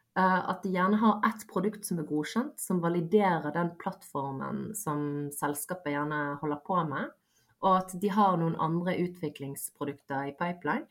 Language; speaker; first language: Norwegian; early bilingual, other home language; Bosnian